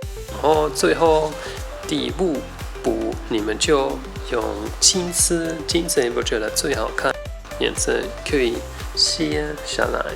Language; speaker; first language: Chinese; non-native, fluent; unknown